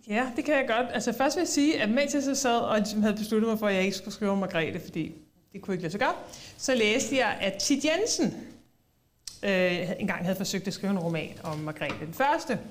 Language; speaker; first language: Danish; native; Danish